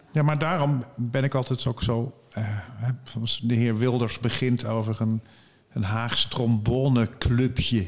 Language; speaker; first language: Dutch; native; Dutch